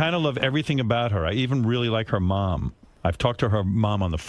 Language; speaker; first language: English; native; English